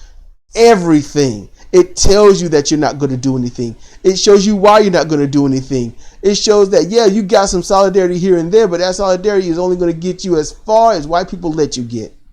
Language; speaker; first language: English; native; English